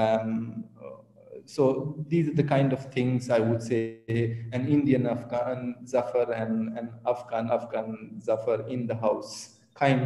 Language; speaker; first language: English; non-native, local second language; Pashto